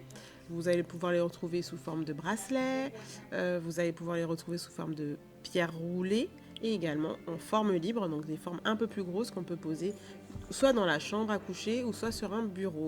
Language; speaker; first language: French; native; French